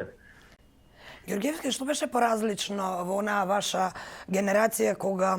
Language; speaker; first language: Macedonian; native; Macedonian